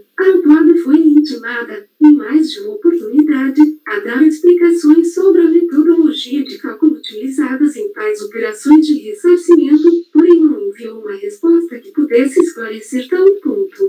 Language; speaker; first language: Portuguese; native; Portuguese